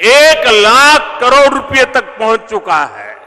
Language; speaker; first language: Hindi; non-native, local second language; Gujarati